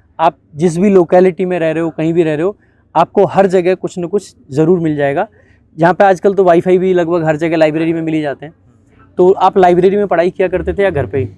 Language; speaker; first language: Hindi; native; Hindi